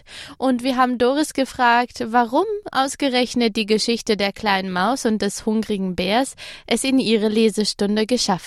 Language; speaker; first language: German; native; German